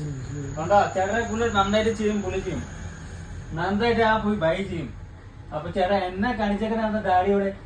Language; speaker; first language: Malayalam; non-native, learner; Hindi